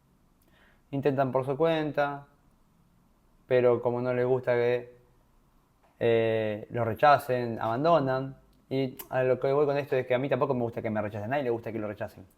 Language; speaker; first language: Spanish; native; Spanish